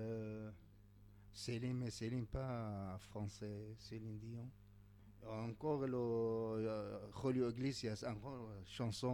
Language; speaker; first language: French; non-native, learner; Arabic